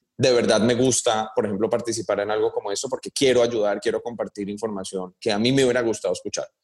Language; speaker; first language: Spanish; early bilingual, heritage; Spanish